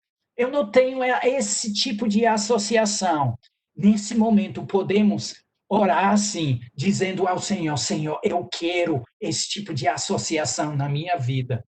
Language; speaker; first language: Portuguese; non-native, fluent; English